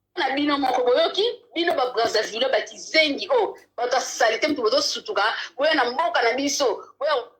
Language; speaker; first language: Lingala; native; Lingala